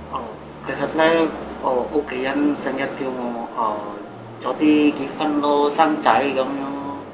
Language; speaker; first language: Cantonese; non-native, fluent; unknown